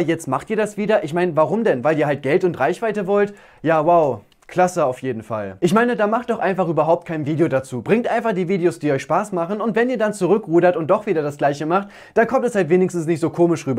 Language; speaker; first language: German; native; German